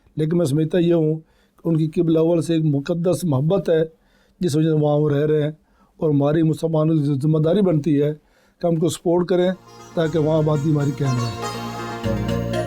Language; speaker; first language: Urdu; non-native, local second language; Punjabi